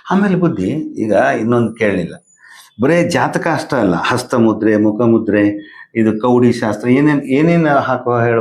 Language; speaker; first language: Kannada; native; Kannada